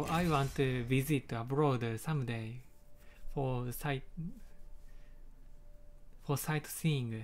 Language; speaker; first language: English; non-native, learner; Japanese